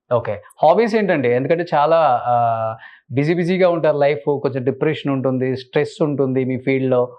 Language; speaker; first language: Telugu; native; Telugu